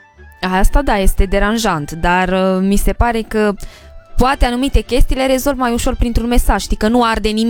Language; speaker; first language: Romanian; native; Romanian